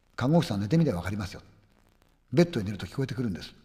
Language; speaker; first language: Japanese; native; Japanese